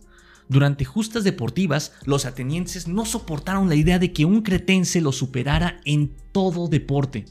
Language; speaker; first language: Spanish; native; Spanish